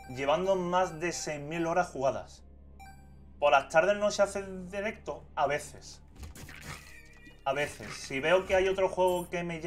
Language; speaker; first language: Spanish; native; Spanish